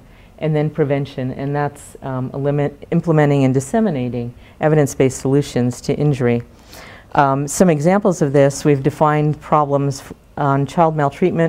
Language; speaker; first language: English; native; English